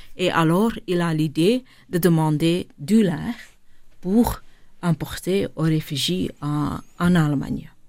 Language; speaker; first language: French; non-native, local second language; Dutch